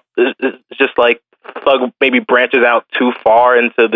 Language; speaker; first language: English; native; English